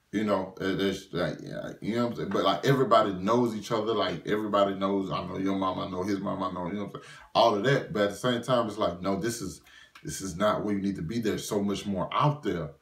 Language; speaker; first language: English; native; English